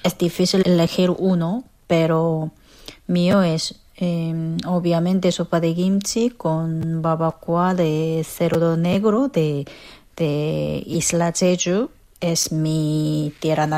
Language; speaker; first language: Spanish; non-native, fluent; Korean